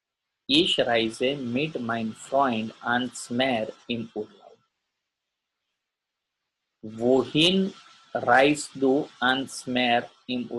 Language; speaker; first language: German; non-native, learner; Gujarati